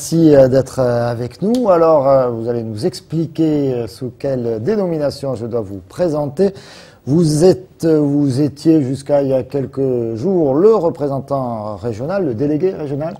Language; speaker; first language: French; native; French